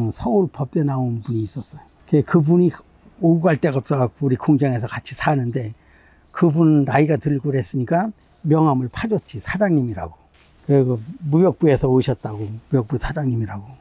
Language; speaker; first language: Korean; native; Korean